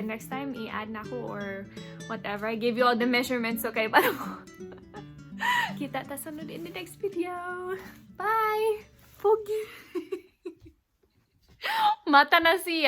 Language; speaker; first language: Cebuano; non-native, local second language; English